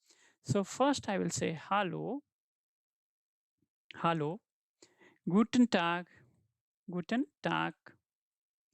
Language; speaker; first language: German; non-native, fluent; Hindi